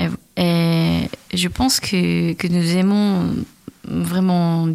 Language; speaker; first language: French; non-native, learner; Korean